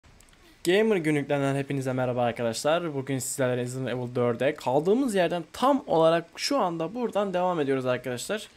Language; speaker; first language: Turkish; native; Turkish